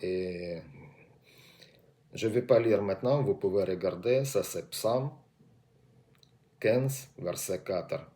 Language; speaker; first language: French; non-native, learner; Russian